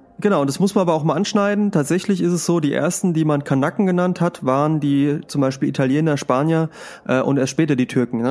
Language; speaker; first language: German; early bilingual, other home language; Spanish